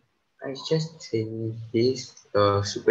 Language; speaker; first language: English; non-native, learner; Vietnamese